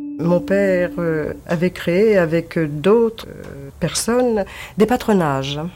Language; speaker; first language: French; early bilingual, other home language; Yiddish